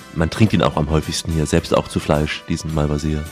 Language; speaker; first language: German; native; German